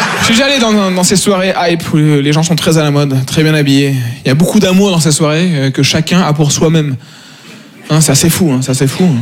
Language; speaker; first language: French; native; French